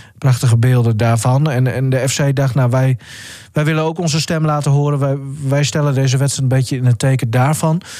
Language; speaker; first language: Dutch; native; Dutch